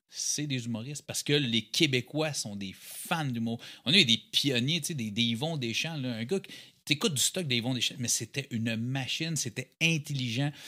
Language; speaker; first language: French; native; French